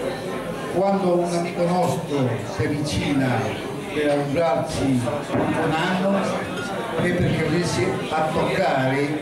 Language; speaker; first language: Italian; non-native, fluent; Spanish